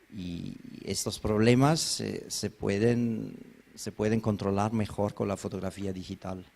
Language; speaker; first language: Spanish; non-native, fluent; German